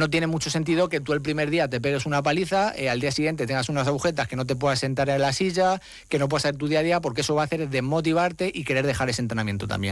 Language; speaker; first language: Spanish; native; Spanish